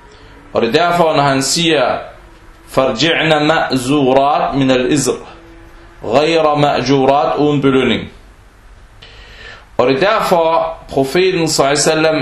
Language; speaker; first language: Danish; non-native, fluent; Arabic